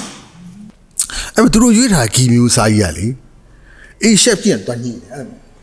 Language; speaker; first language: Burmese; native; Burmese